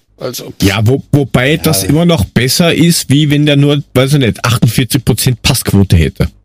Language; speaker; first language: German; native; German